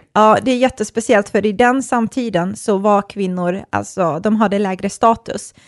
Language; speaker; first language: Swedish; early bilingual, other home language; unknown